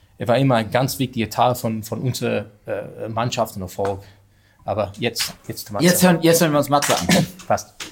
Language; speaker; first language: German; non-native, learner; English